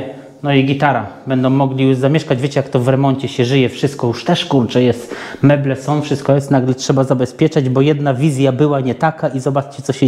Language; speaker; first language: Polish; native; Polish